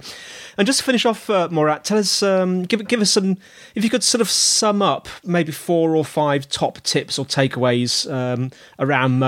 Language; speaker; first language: English; native; English